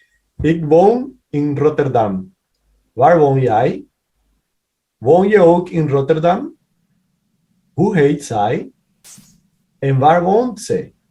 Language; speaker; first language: Dutch; non-native, learner; Spanish